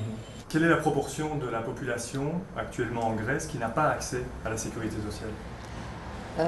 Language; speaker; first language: French; native; French